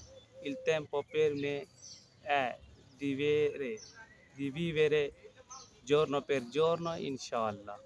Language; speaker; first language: Italian; early bilingual, other home language; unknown